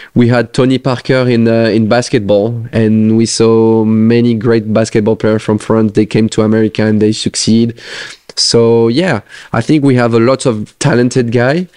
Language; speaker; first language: English; non-native, fluent; French